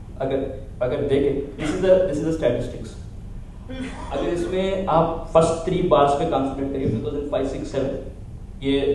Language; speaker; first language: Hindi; non-native, local second language; Telugu